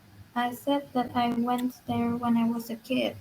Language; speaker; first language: English; non-native, learner; Vietnamese